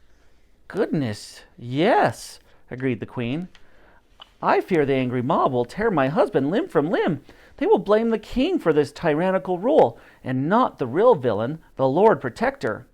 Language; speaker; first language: English; native; English